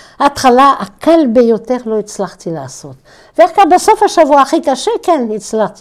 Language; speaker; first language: Hebrew; non-native, fluent; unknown